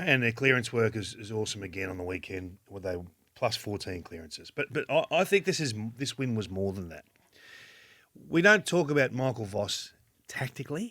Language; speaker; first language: English; native; English